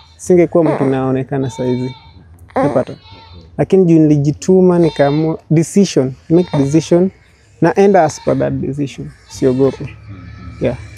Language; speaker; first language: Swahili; native; Swahili